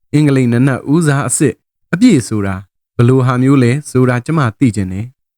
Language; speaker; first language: Burmese; native; Burmese